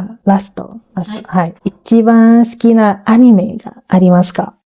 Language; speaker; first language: Japanese; non-native, learner; English